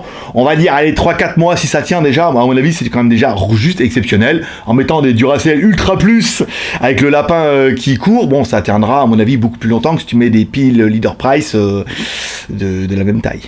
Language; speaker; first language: French; native; French